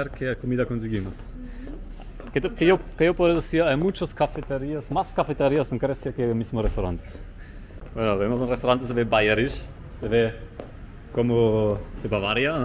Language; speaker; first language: Spanish; non-native, fluent; German